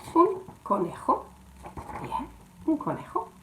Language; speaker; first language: Spanish; non-native, fluent; English